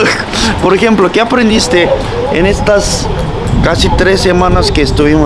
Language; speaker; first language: Spanish; non-native, fluent; Korean